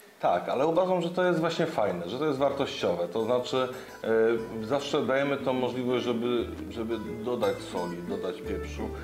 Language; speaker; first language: Polish; native; Polish